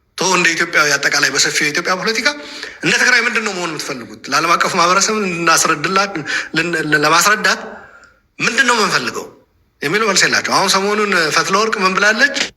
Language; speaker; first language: Amharic; non-native, local second language; Tigrinya